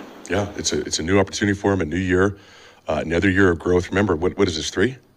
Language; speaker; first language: English; native; English